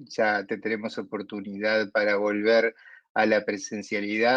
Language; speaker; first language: Spanish; native; Spanish